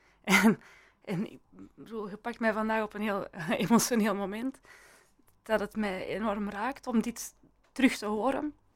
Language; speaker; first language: Dutch; early bilingual, other home language; Persian